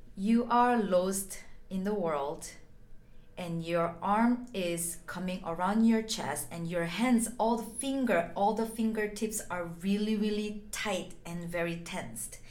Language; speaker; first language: English; non-native, fluent; Korean